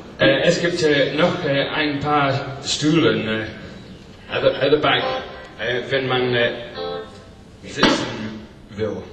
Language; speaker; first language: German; non-native, learner; English